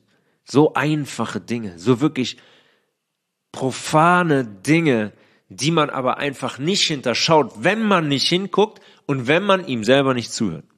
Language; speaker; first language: German; native; German